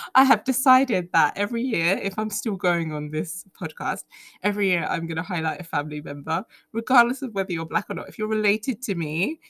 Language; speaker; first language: English; native; English